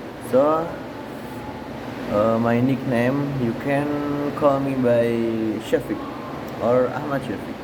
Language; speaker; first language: English; non-native, learner; Indonesian